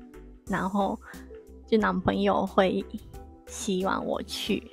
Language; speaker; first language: Chinese; non-native, fluent; Japanese